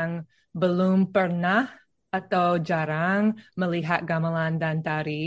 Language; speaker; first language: Indonesian; non-native, learner; English